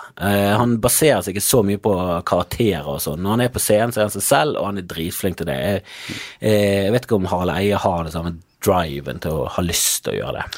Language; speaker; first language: Norwegian; native; Norwegian